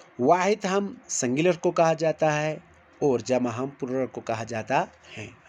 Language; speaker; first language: Urdu; non-native, local second language; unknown